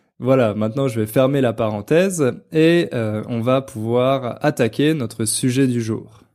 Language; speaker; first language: French; native; French